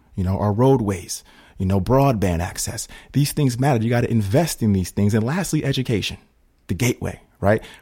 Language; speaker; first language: English; native; English